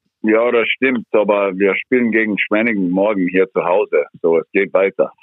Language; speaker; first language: German; non-native, fluent; English